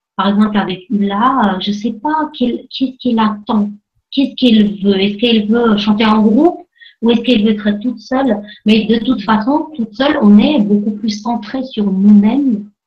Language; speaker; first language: French; non-native, fluent; Armenian